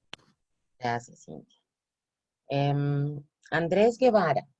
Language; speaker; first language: Spanish; native; Spanish